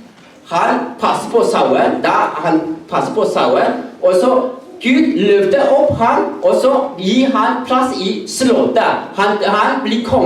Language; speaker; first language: Norwegian; non-native, learner; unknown